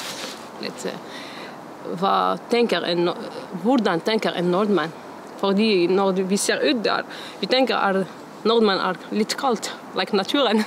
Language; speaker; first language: Norwegian; non-native, learner; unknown